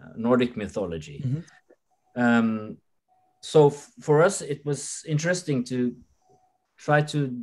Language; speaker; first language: English; non-native, fluent; Norwegian